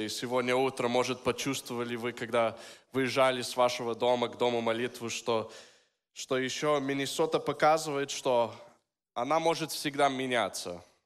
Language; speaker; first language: Russian; early bilingual, heritage; Russian